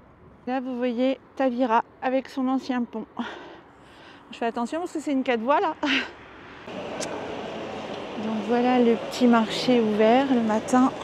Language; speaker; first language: French; native; French